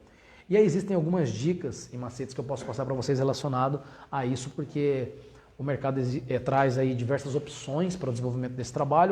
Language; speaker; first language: Portuguese; native; Portuguese